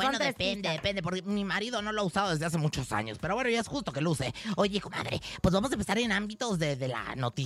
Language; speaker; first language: Spanish; native; Spanish